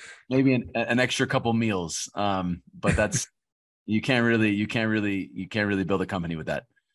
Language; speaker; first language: English; native; English